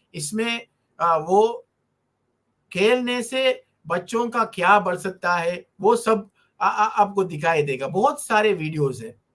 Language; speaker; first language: Hindi; non-native, fluent; Divehi